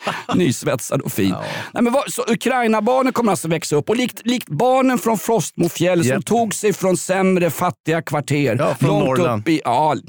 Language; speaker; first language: Swedish; native; Swedish